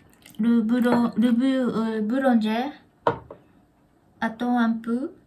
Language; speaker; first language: French; non-native, learner; Japanese